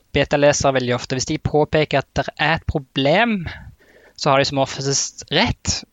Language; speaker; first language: Norwegian; native; Norwegian